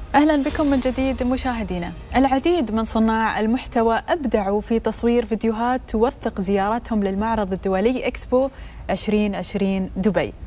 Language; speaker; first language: Arabic; native; Arabic